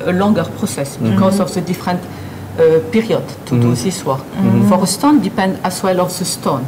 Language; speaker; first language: English; non-native, learner; French